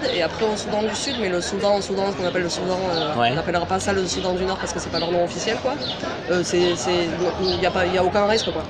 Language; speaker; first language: French; native; French